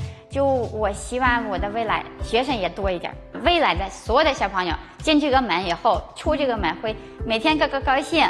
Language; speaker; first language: Chinese; non-native, fluent; Ukrainian